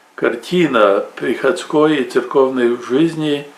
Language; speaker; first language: Russian; early bilingual, heritage; Russian